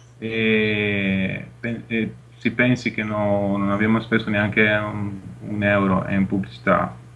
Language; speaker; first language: Italian; non-native, fluent; Spanish